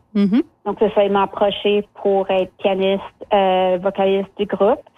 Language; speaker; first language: French; early bilingual, other home language; Spanish